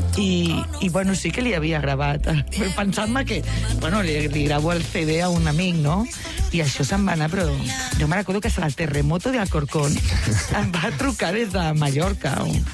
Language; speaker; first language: Catalan; non-native, local second language; Spanish